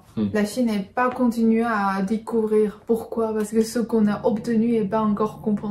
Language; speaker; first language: French; non-native, fluent; Chinese